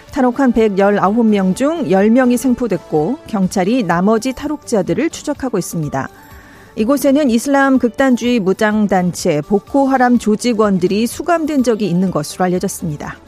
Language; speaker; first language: Korean; native; Korean